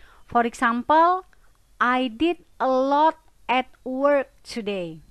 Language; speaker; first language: English; non-native, fluent; Indonesian